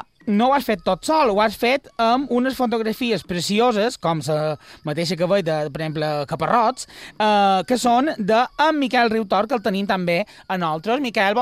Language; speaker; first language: Catalan; native; Catalan